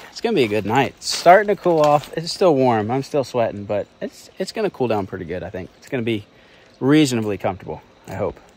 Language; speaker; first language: English; native; English